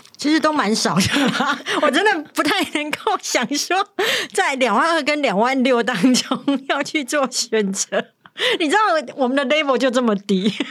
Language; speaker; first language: Chinese; native; Chinese